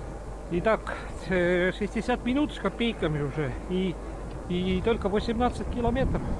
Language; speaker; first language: Russian; non-native, local second language; Estonian